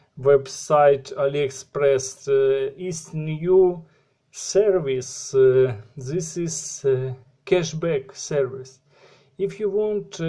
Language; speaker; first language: English; non-native, learner; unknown